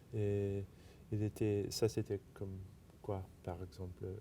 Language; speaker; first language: French; non-native, fluent; English